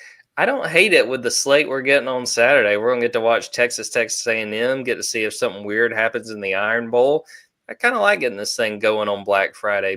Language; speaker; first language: English; native; English